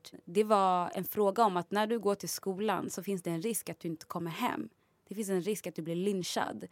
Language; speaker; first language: Swedish; native; Swedish